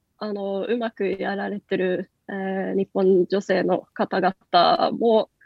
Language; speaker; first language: Japanese; non-native, fluent; Norwegian